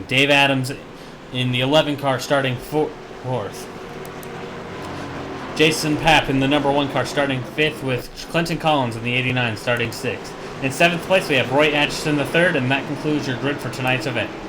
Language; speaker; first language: English; native; English